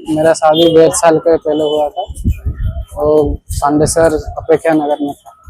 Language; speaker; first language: Hindi; non-native, local second language; Odia